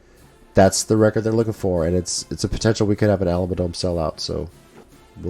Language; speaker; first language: English; native; English